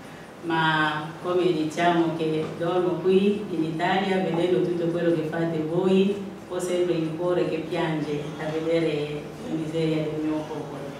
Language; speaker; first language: Italian; non-native, fluent; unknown